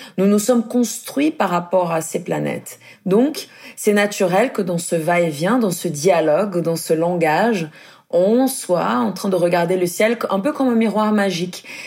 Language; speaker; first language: French; non-native, fluent; Portuguese